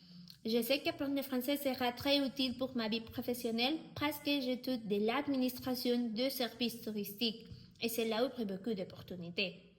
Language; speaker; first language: French; non-native, learner; Spanish